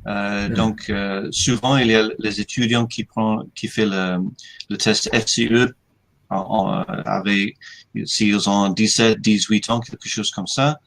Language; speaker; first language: French; non-native, fluent; English